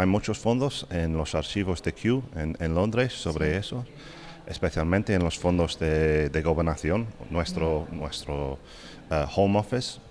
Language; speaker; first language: Spanish; non-native, fluent; English